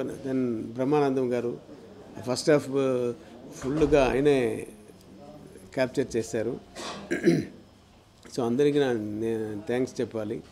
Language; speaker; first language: Telugu; non-native, learner; Tamil